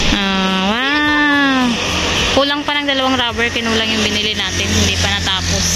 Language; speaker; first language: Filipino; non-native, local second language; Bikol